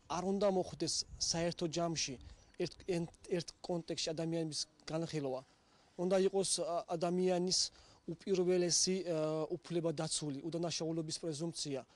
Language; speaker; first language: Georgian; non-native, local second language; Chechen